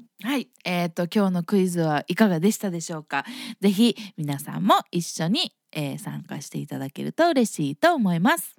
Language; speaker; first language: Japanese; early bilingual, heritage; Japanese